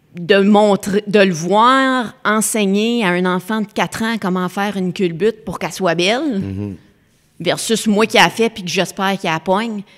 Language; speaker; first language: French; native; French